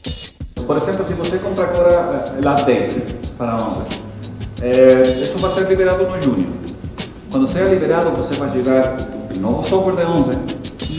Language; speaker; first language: Portuguese; non-native, learner; Spanish